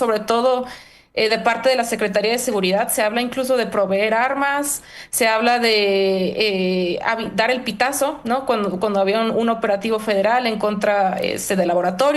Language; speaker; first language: Spanish; native; Spanish